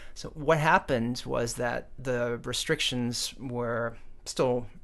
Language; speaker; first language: English; native; English